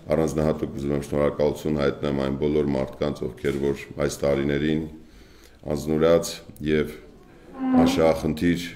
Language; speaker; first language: Armenian; native; Armenian